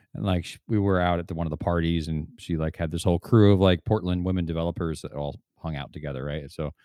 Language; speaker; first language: English; native; English